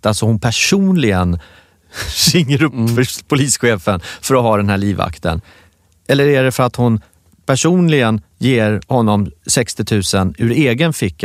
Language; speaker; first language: Swedish; native; Swedish